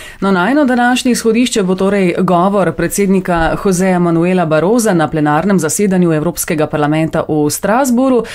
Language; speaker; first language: Slovenian; native; Slovenian